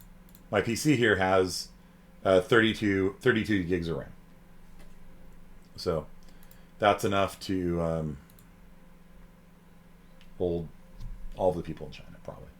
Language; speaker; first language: English; native; English